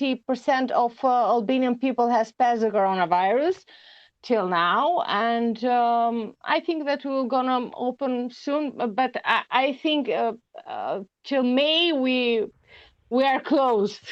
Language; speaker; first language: English; non-native, learner; Albanian